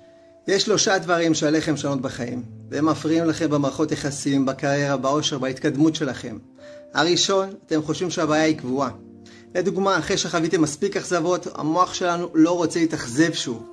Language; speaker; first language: Hebrew; native; Hebrew